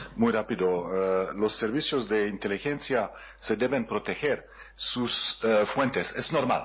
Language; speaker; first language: Spanish; non-native, learner; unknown